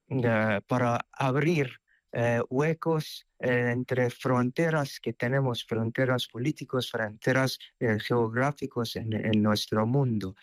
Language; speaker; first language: Spanish; non-native, fluent; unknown